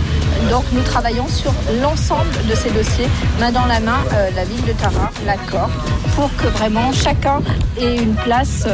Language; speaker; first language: French; native; French